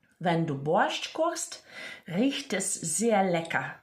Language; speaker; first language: German; non-native, fluent; Ukrainian